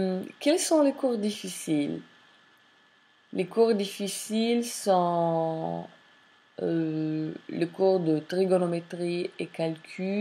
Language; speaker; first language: French; non-native, fluent; English